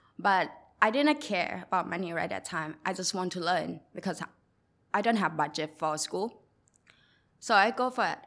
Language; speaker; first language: English; non-native, learner; Thai